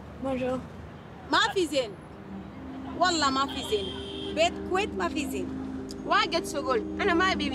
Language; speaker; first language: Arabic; non-native, learner; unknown